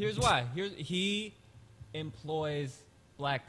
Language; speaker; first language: English; early bilingual, other home language; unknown